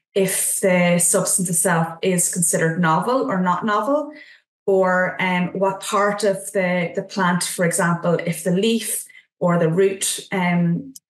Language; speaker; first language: English; native; English